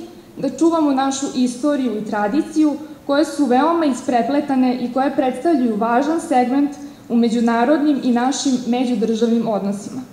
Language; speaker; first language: Serbian; native; Serbian